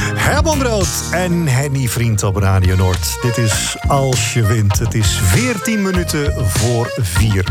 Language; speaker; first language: Dutch; native; Dutch